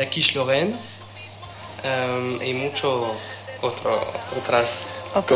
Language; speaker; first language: Spanish; non-native, learner; French